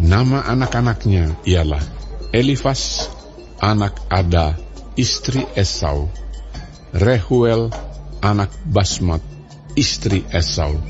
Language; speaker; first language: Indonesian; native; Indonesian